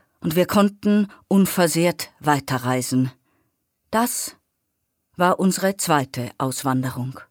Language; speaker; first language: German; native; German